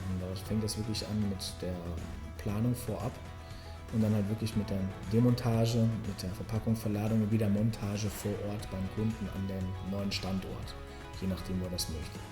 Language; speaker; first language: German; early bilingual, other home language; Serbian